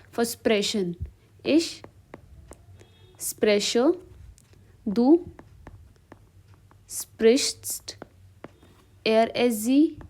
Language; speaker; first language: German; non-native, learner; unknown